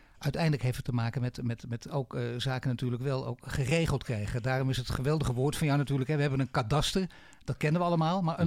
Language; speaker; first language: Dutch; native; Dutch